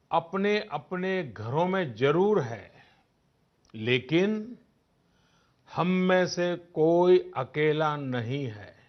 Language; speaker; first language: Hindi; non-native, local second language; Gujarati